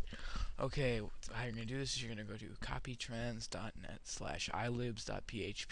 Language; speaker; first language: English; native; English